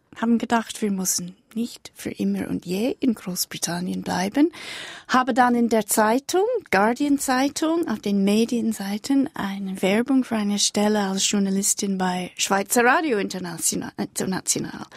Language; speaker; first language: German; non-native, fluent; English